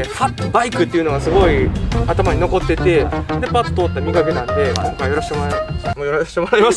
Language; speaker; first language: Japanese; native; Japanese